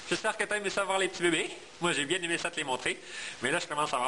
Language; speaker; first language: French; native; French